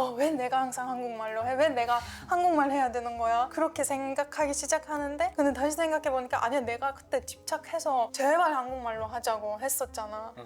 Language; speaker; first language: Korean; non-native, fluent; Turkish